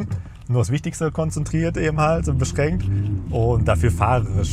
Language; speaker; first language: German; native; German